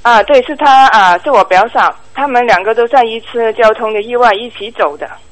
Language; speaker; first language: Chinese; native; Chinese